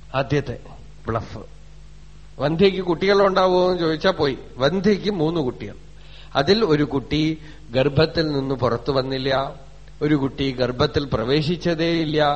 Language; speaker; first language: Malayalam; native; Malayalam